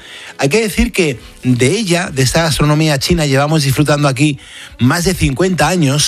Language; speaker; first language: Spanish; native; Spanish